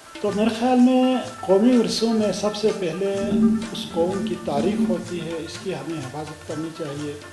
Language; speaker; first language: Urdu; non-native, local second language; Balti